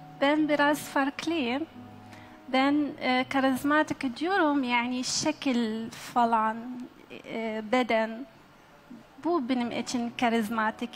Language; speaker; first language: Turkish; non-native, learner; Arabic